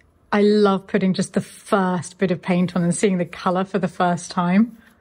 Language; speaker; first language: English; native; English